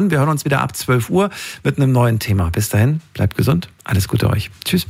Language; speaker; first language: German; native; German